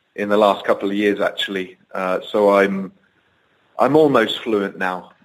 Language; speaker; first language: English; native; English